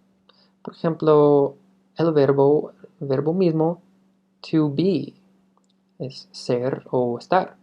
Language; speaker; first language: Spanish; non-native, fluent; English